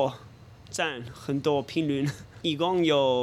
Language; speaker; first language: Chinese; non-native, fluent; English